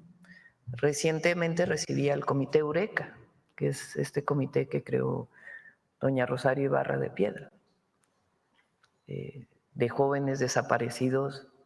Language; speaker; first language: Spanish; native; Spanish